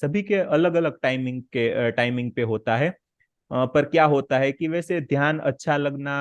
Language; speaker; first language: Hindi; native; Hindi